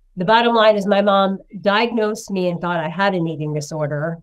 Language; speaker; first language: English; native; English